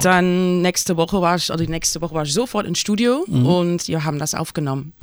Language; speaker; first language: German; non-native, fluent; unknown